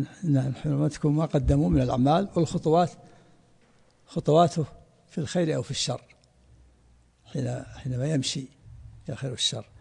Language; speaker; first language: Arabic; native; Arabic